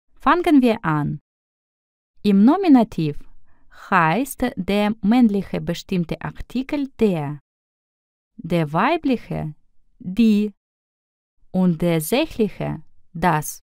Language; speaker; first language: German; non-native, fluent; Russian